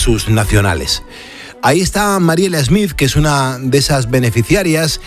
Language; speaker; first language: Spanish; native; Spanish